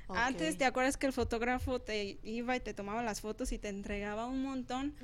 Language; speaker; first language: Spanish; native; Spanish